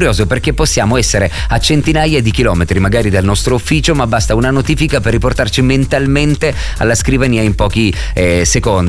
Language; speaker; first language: Italian; native; Italian